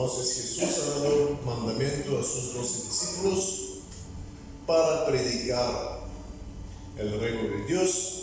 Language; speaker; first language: Spanish; non-native, fluent; Bulgarian